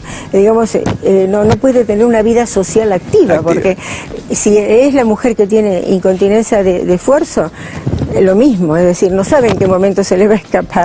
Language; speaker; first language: Spanish; native; Spanish